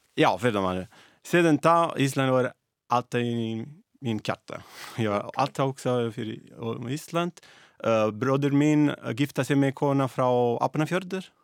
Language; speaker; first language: Icelandic; non-native, learner; Italian